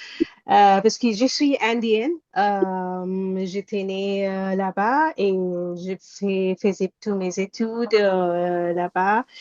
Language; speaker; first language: French; non-native, learner; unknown